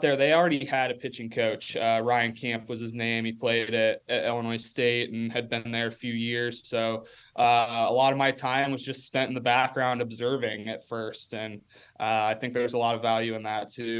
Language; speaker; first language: English; native; English